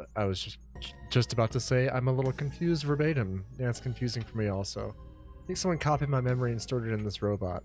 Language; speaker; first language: English; native; English